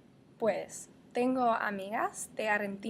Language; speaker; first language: Spanish; non-native, learner; English